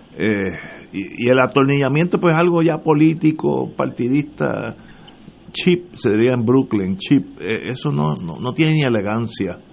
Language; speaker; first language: Spanish; early bilingual, heritage; Spanish